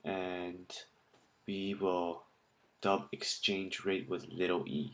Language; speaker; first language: English; native; English